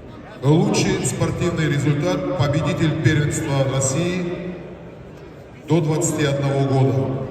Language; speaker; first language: Russian; native; Russian